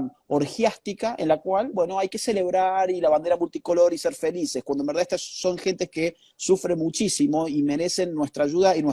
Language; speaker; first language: Spanish; native; Spanish